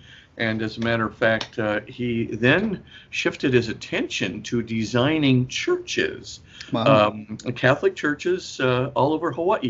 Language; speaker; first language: English; native; English